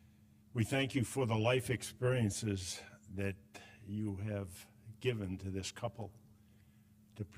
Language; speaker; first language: English; native; English